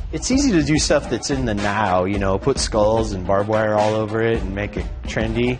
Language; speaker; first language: English; native; English